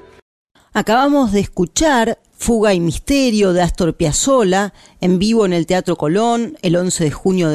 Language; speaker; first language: Spanish; native; Spanish